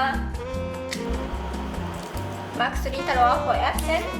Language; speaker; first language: German; non-native, learner; Japanese